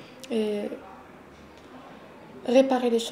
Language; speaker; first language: French; non-native, learner; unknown